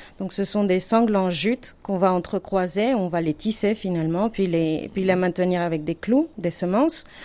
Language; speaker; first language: French; non-native, fluent; Spanish